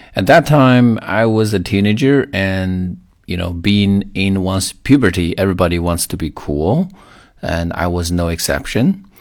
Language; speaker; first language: English; non-native, fluent; Chinese